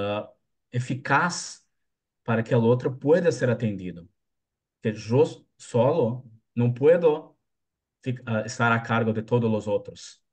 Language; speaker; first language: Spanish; non-native, learner; Portuguese